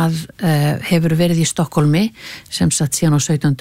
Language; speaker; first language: Icelandic; native; Icelandic